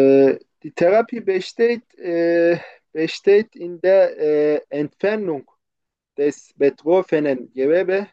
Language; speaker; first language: German; non-native, fluent; Turkish